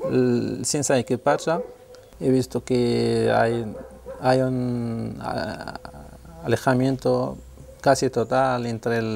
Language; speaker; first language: Spanish; non-native, fluent; Arabic